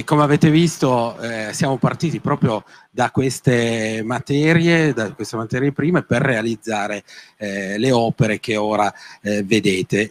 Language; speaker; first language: Italian; native; Italian